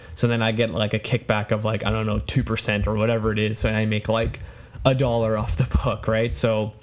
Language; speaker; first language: English; non-native, fluent; Polish